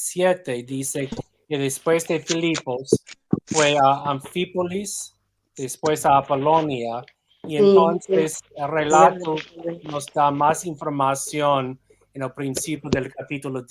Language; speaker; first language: Spanish; non-native, fluent; English